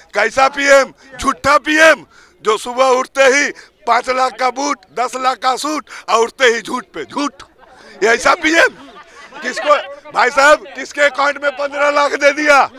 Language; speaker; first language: Hindi; native; Hindi